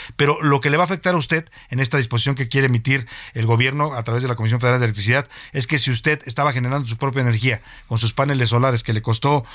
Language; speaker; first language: Spanish; native; Spanish